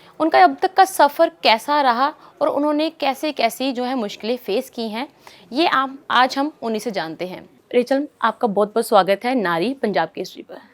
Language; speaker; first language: Hindi; native; Hindi